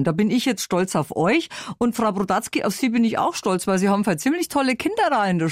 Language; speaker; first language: German; native; German